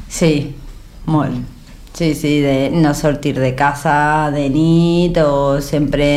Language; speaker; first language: Catalan; non-native, learner; Spanish